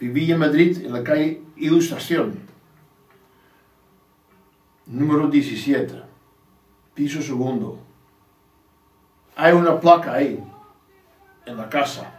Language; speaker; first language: Spanish; non-native, fluent; English